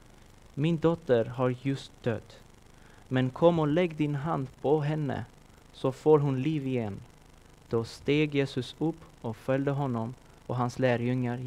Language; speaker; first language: Swedish; non-native, fluent; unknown